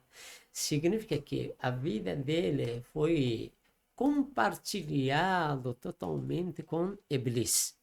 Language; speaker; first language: Portuguese; non-native, learner; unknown